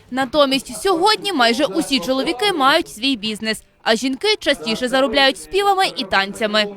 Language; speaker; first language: Ukrainian; native; Ukrainian